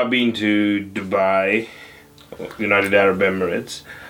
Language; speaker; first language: English; non-native, local second language; Shona